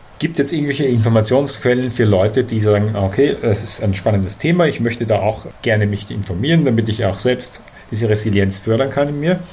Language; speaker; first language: German; native; German